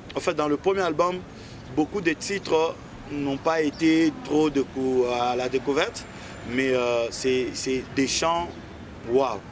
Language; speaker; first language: French; non-native, local second language; Swahili